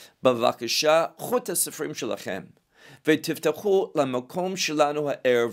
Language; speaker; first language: Hebrew; non-native, fluent; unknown